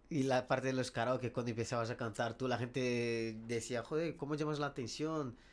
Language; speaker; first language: Spanish; non-native, fluent; Portuguese